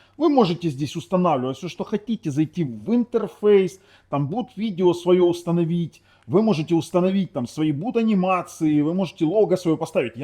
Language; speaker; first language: Russian; non-native, local second language; Ukrainian